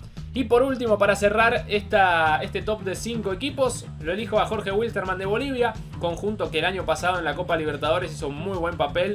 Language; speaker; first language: Spanish; native; Spanish